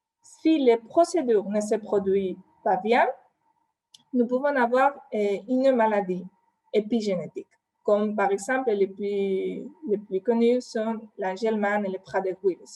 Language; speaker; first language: French; non-native, fluent; Spanish